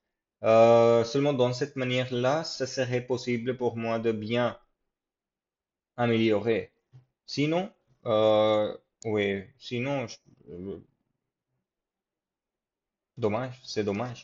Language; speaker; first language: French; non-native, fluent; English